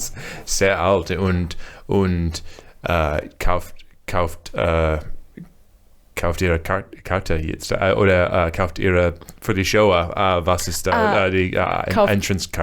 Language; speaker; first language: German; non-native, learner; English